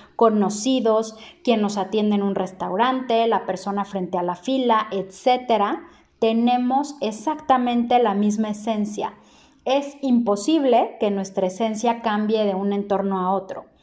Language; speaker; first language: Spanish; native; Spanish